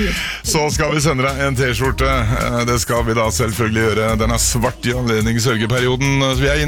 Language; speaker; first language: Norwegian; native; Norwegian